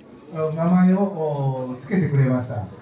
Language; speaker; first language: Japanese; non-native, fluent; Chinese